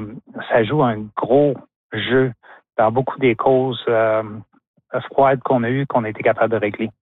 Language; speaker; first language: French; native; French